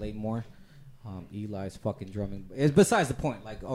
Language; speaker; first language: English; native; English